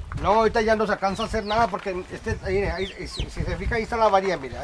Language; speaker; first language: Spanish; native; Spanish